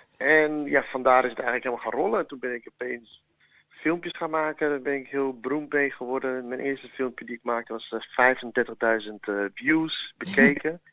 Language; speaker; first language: Dutch; early bilingual, other home language; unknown